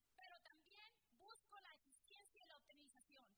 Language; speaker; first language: Spanish; early bilingual, other home language; English